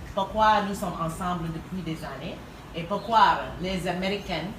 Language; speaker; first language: French; non-native, learner; English